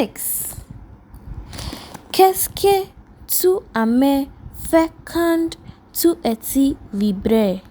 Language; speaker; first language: French; non-native, fluent; English